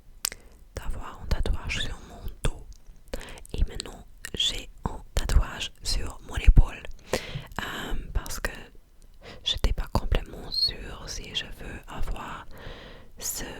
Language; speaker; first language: French; non-native, learner; English